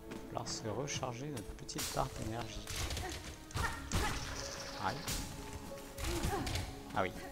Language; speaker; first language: French; native; French